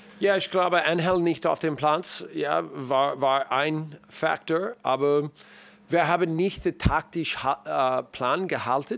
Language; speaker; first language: German; non-native, learner; English